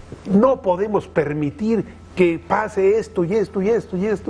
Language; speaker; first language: Spanish; native; Spanish